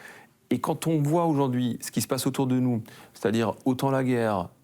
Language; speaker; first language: French; native; French